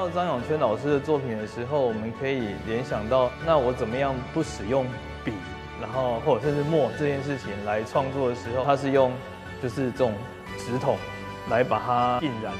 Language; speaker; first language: Chinese; native; Chinese